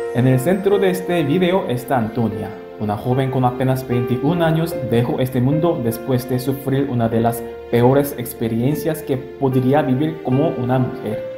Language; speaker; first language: Spanish; non-native, fluent; Korean